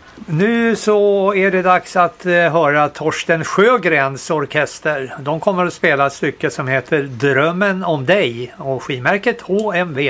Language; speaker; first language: Swedish; native; Swedish